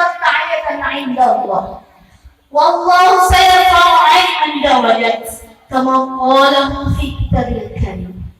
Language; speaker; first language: Arabic; non-native, learner; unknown